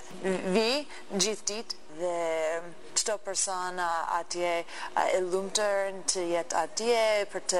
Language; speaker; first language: Albanian; non-native, learner; English